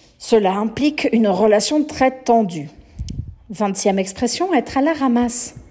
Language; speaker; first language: French; non-native, fluent; Portuguese